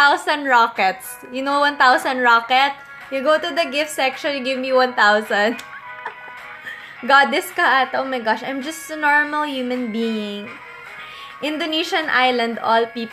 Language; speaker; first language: English; non-native, local second language; Filipino